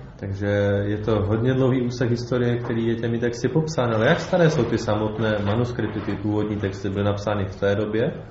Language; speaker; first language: Czech; native; Czech